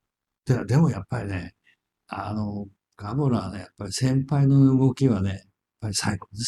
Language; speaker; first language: Japanese; native; Japanese